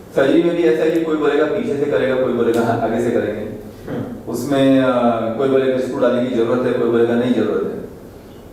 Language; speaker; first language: Hindi; non-native, local second language; Marathi